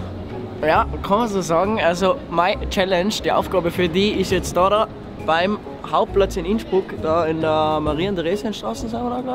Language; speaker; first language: German; native; German